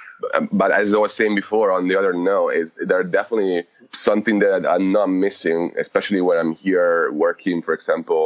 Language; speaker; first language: English; non-native, fluent; Italian